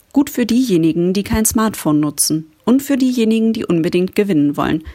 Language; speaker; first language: German; native; German